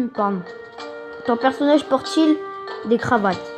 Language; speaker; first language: French; native; French